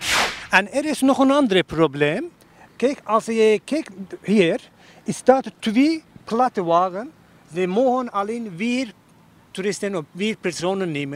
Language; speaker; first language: Dutch; non-native, learner; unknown